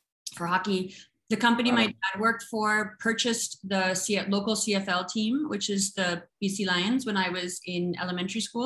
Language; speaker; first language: English; native; English